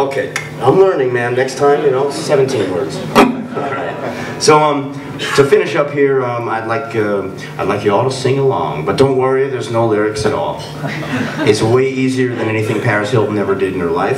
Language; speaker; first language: English; native; English